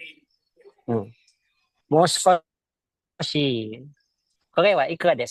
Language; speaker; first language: Japanese; non-native, learner; Indonesian